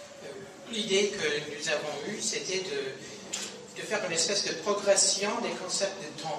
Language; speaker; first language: French; non-native, fluent; English